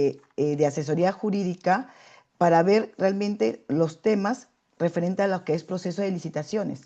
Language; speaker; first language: Spanish; native; Spanish